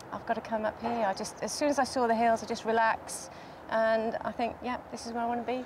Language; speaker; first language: English; native; English